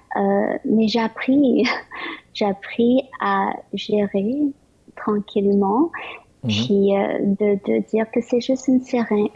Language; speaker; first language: French; early bilingual, other home language; Vietnamese